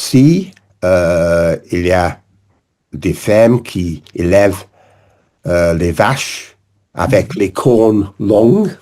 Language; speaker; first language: French; non-native, learner; English